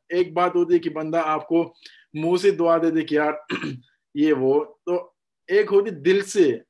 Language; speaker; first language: Hindi; non-native, fluent; Pashto